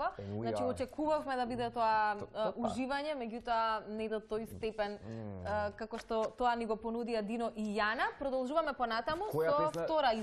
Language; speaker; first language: Macedonian; native; Macedonian